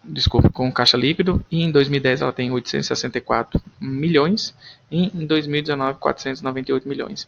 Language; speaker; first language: Portuguese; native; Portuguese